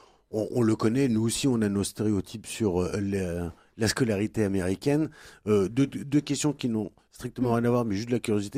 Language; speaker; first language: French; native; French